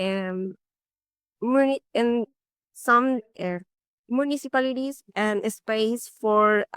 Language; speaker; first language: English; non-native, learner; Spanish